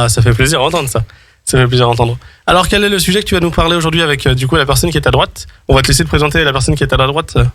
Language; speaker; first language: French; native; French